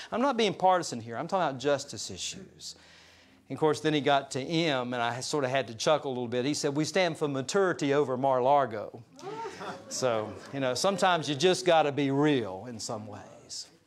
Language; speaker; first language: English; native; English